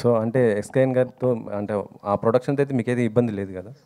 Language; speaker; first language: Telugu; native; Telugu